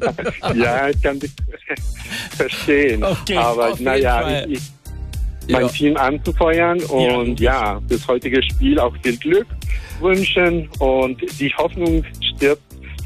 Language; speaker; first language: German; non-native, fluent; Spanish